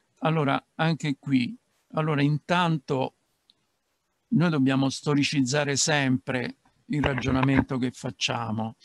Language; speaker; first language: Italian; native; Italian